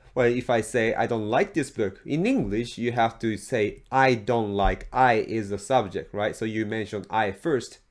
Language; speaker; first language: English; non-native, fluent; Japanese